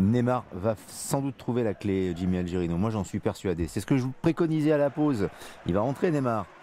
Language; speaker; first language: French; native; French